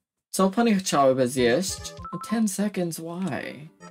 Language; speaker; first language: Polish; non-native, learner; English